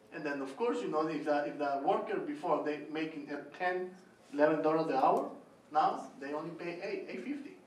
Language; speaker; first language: English; non-native, learner; Spanish